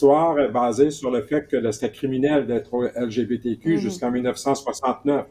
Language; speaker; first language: French; native; French